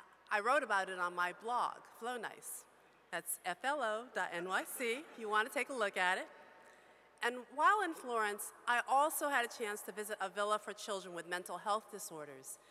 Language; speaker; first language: English; native; English